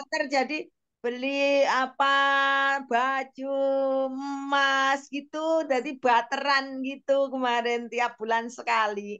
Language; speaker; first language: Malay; non-native, local second language; Javanese